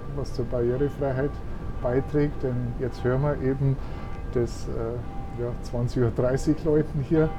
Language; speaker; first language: German; native; German